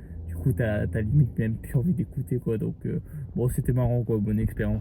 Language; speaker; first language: French; native; French